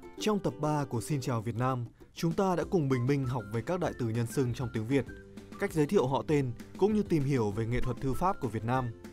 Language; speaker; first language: Vietnamese; native; Vietnamese